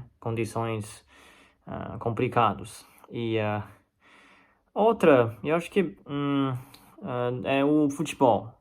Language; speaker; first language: Portuguese; non-native, fluent; Chinese